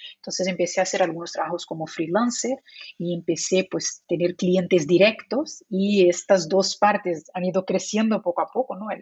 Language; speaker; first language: Spanish; non-native, fluent; Portuguese